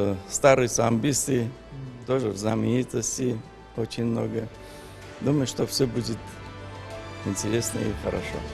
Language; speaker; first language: Russian; non-native, fluent; Armenian